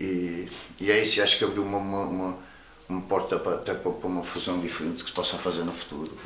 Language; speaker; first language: Portuguese; native; Portuguese